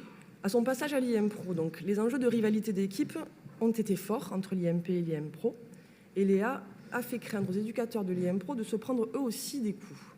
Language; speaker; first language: French; native; French